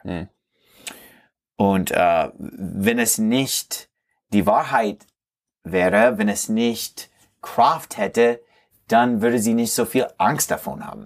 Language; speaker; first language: German; non-native, learner; English